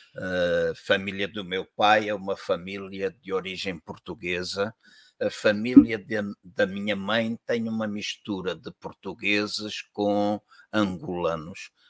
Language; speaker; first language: Portuguese; native; Portuguese